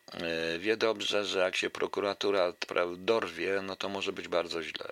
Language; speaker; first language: Polish; native; Polish